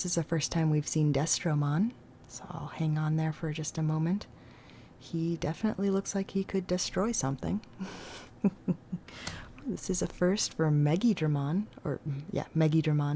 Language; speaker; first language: English; native; English